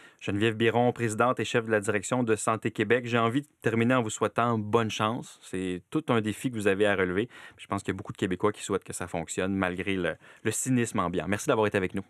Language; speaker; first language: French; native; French